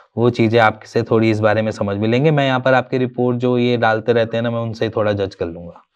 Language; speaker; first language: Hindi; native; Hindi